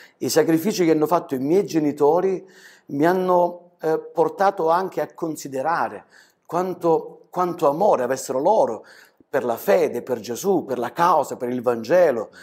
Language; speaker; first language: Italian; native; Italian